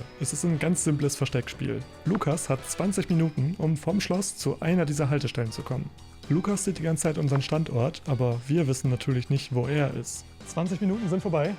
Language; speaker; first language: German; native; German